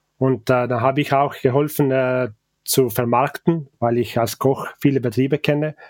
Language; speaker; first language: German; non-native, local second language; Ladin